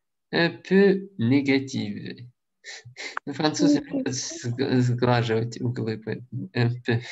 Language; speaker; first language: French; non-native, learner; Russian